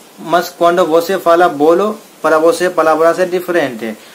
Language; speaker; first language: Portuguese; non-native, learner; Hindi